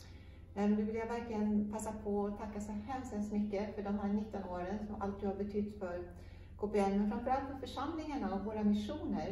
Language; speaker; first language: Swedish; native; Swedish